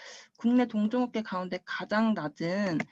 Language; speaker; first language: Korean; native; Korean